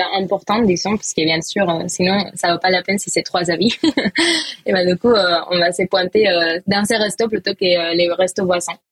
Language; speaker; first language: French; non-native, fluent; Spanish